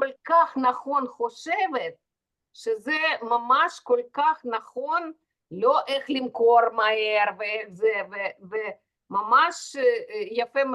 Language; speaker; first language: Hebrew; non-native, fluent; Russian